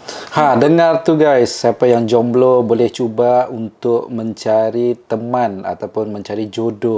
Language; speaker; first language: Indonesian; non-native, local second language; Malay